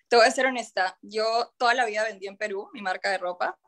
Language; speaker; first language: Spanish; native; Spanish